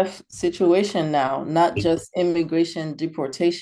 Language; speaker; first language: English; native; English